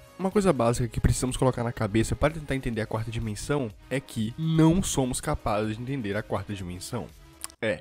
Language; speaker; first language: Portuguese; native; Portuguese